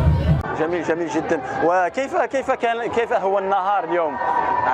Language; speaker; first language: Arabic; early bilingual, heritage; Arabic